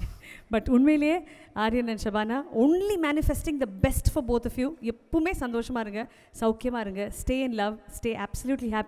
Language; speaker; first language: Tamil; native; Tamil